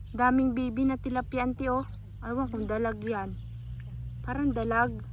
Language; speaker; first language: Filipino; non-native, local second language; Iloko